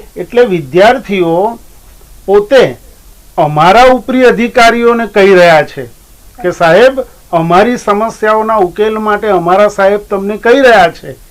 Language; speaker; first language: Gujarati; native; Gujarati